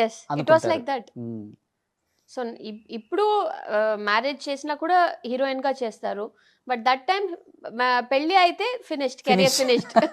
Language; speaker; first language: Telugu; non-native, local second language; Tamil